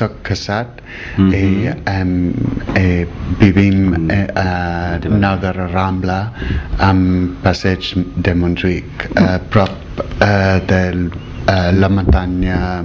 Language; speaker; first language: Catalan; non-native, learner; English